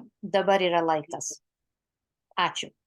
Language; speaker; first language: Lithuanian; early bilingual, heritage; Lithuanian